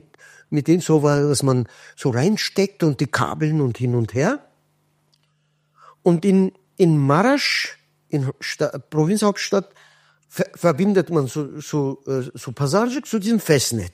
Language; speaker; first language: German; non-native, fluent; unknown